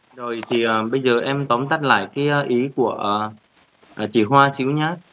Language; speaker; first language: Vietnamese; native; Vietnamese